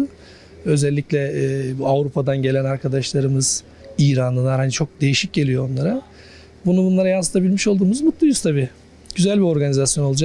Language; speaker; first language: Turkish; native; Turkish